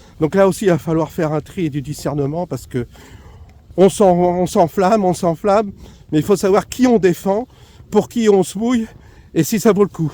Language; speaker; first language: French; native; French